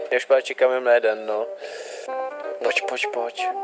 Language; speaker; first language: Czech; native; Czech